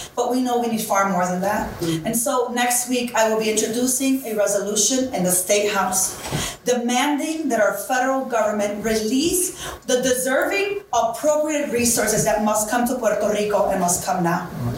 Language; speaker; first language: English; early bilingual, other home language; Spanish